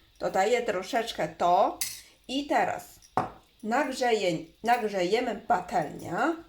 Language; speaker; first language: Polish; non-native, learner; Chinese